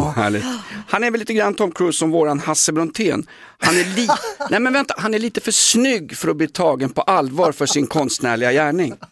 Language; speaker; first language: Swedish; native; Swedish